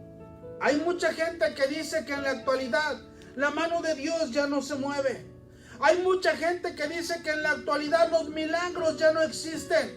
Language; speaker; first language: Spanish; native; Spanish